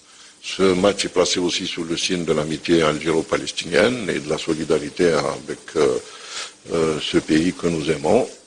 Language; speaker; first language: French; non-native, local second language; Arabic